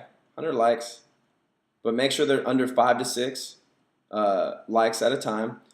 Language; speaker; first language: English; native; English